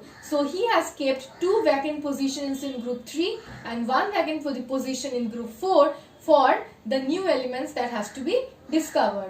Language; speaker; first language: English; non-native, local second language; Bangla